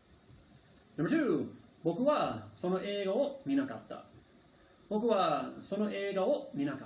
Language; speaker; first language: Japanese; non-native, fluent; English